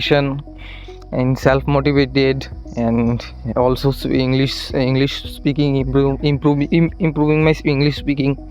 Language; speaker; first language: English; non-native, learner; Hindi